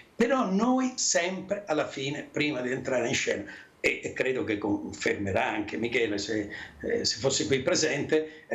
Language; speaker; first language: Italian; native; Italian